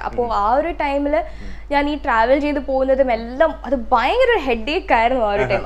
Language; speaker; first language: Malayalam; native; Malayalam